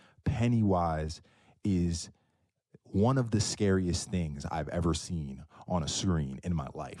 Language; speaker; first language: English; native; English